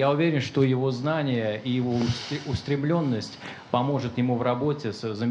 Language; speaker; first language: Russian; native; Russian